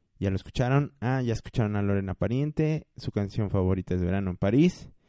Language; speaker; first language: Spanish; native; Spanish